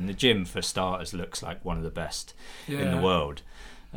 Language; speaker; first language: English; native; English